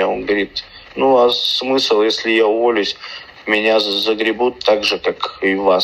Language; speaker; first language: Russian; native; Russian